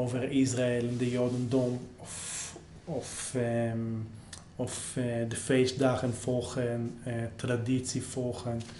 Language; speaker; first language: Dutch; non-native, fluent; Hebrew